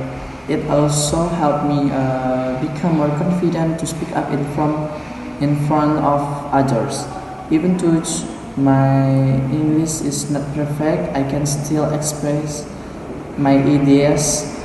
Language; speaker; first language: English; non-native, learner; Indonesian